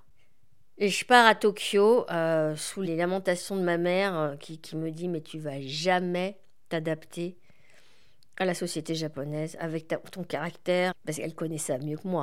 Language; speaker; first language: French; native; French